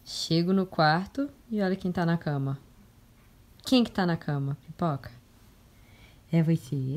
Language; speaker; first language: Portuguese; native; Portuguese